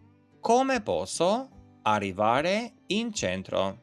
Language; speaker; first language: Italian; non-native, fluent; Albanian